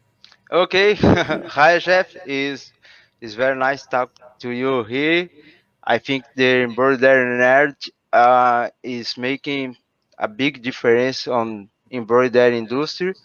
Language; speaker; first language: English; non-native, learner; Portuguese